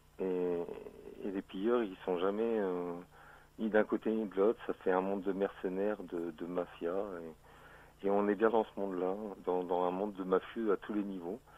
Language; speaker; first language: French; native; French